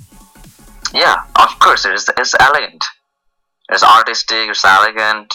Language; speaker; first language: English; non-native, local second language; Bangla